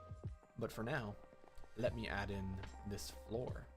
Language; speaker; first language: English; native; English